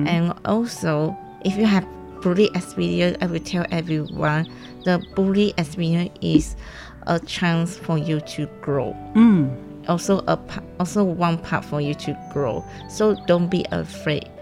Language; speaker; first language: English; non-native, local second language; Chinese